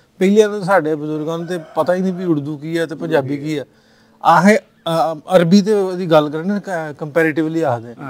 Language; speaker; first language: Punjabi; native; Punjabi